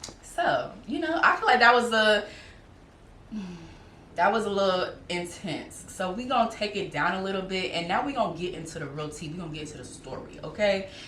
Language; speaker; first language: English; native; English